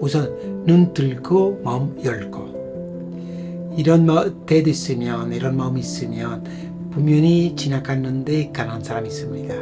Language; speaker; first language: Korean; non-native, fluent; Italian